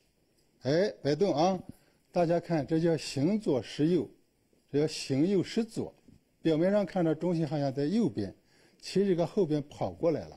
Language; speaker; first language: Chinese; native; Chinese